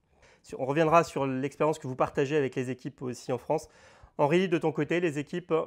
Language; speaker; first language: French; native; French